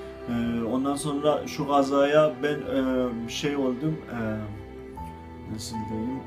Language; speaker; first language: Turkish; non-native, learner; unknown